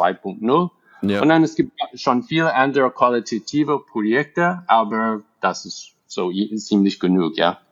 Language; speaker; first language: German; non-native, fluent; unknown